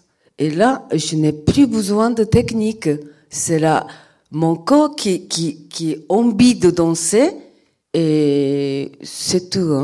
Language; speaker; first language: French; non-native, learner; Japanese